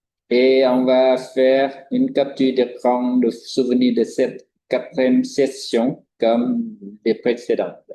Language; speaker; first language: French; non-native, fluent; Vietnamese